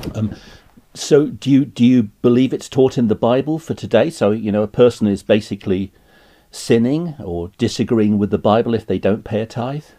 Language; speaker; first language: English; native; English